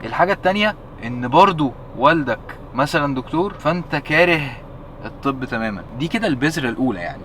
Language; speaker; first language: Egyptian Arabic; early bilingual, heritage; Arabic